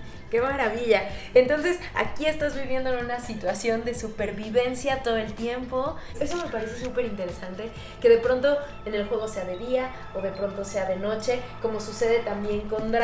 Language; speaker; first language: Spanish; native; Spanish